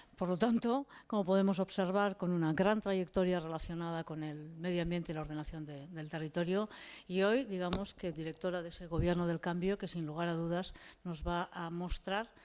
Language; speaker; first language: Spanish; native; Spanish